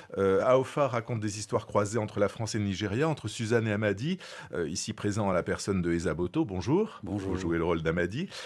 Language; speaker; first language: French; native; French